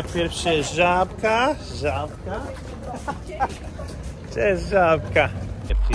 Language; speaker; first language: Polish; non-native, learner; English